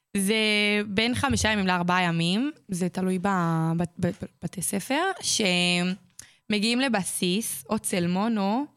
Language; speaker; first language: Hebrew; native; Hebrew